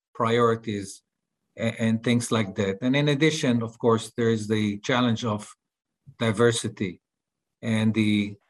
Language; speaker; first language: English; non-native, fluent; Hebrew